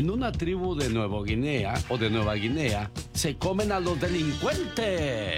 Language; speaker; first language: Spanish; native; Spanish